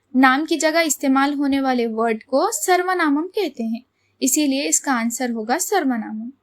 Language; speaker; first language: Hindi; non-native, local second language; Telugu